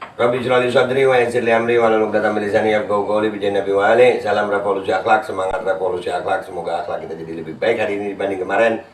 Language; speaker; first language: Indonesian; native; Indonesian